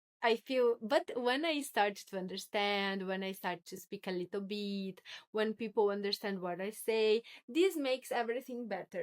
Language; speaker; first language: English; non-native, learner; Portuguese